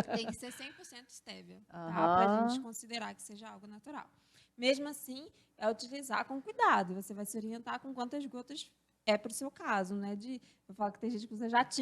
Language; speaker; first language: Portuguese; native; Portuguese